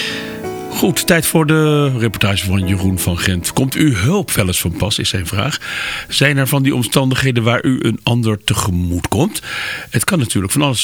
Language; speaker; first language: Dutch; native; Dutch